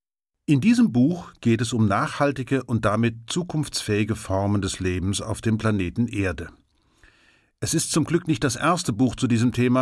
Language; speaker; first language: German; native; German